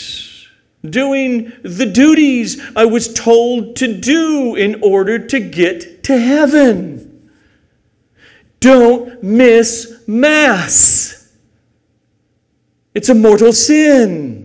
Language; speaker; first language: English; native; English